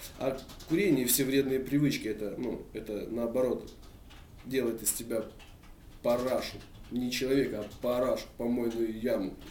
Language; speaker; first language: Russian; native; Russian